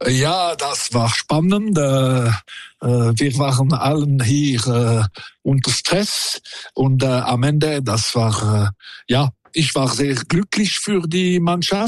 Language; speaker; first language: German; non-native, local second language; French